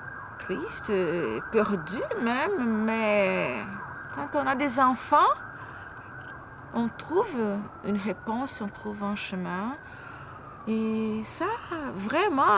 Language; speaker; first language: French; non-native, fluent; Portuguese